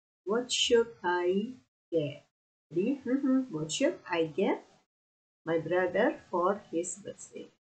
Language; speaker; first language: English; non-native, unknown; Indonesian